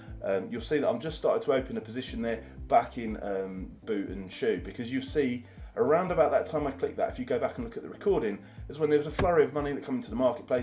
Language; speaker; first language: English; native; English